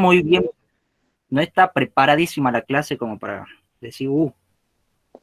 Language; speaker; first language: Spanish; native; Spanish